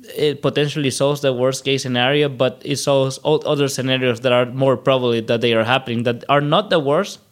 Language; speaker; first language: English; non-native, fluent; Spanish